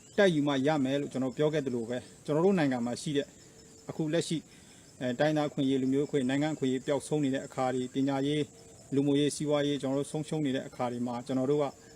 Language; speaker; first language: Burmese; native; Burmese